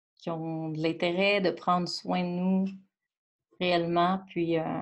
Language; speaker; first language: French; native; French